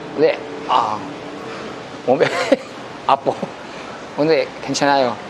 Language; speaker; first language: Korean; non-native, learner; Filipino